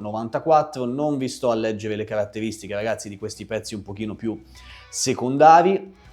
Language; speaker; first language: Italian; native; Italian